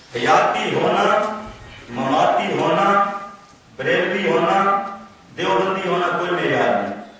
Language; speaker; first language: Urdu; non-native, local second language; Punjabi